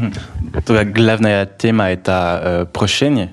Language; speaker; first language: Russian; non-native, fluent; French